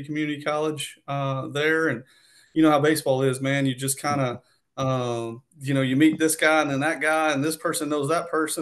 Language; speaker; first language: English; native; English